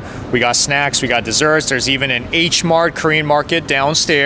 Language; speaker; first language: English; native; English